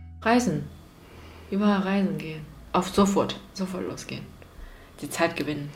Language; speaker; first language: German; non-native, fluent; Chinese